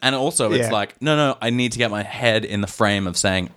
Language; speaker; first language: English; native; English